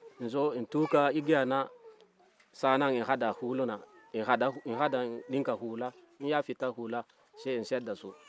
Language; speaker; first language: Hausa; non-native, local second language; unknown